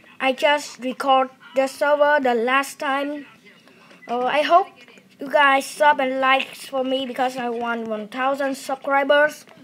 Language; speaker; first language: English; non-native, learner; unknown